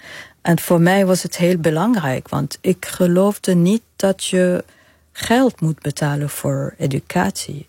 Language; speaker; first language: Dutch; non-native, fluent; Arabic